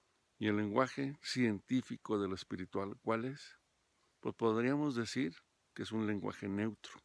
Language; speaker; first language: Spanish; native; Spanish